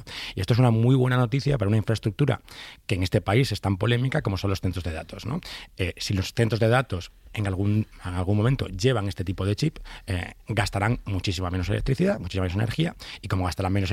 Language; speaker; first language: Spanish; native; Spanish